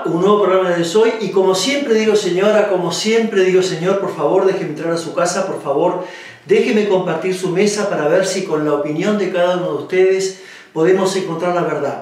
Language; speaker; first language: Spanish; native; Spanish